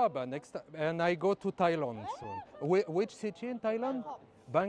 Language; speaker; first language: English; non-native, learner; French